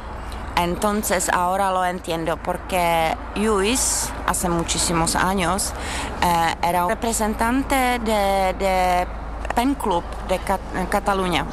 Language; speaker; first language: Spanish; non-native, fluent; Czech